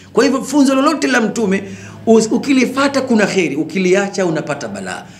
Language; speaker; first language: Swahili; native; Swahili